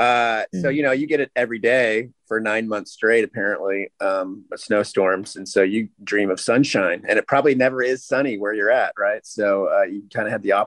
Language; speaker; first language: English; native; English